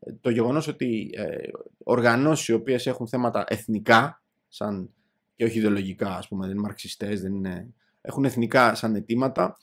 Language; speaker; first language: Greek; native; Greek